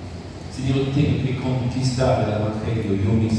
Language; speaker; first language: Spanish; non-native, fluent; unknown